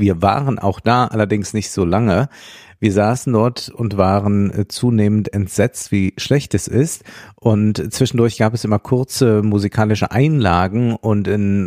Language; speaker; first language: German; native; German